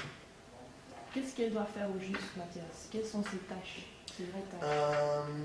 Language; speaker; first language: French; non-native, fluent; Dutch